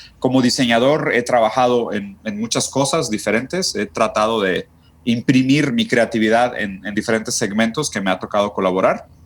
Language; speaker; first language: Spanish; early bilingual, other home language; Portuguese